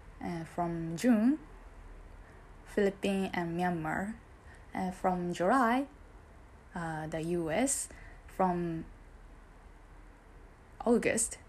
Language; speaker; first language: English; non-native, learner; Japanese